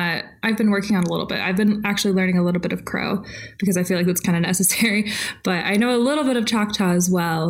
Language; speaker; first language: English; native; English